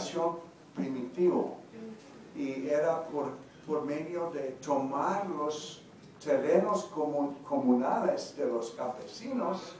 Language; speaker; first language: Spanish; non-native, learner; English